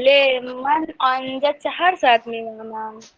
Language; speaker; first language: Persian; non-native, learner; Urdu